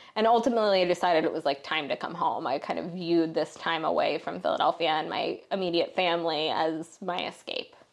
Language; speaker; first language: English; native; English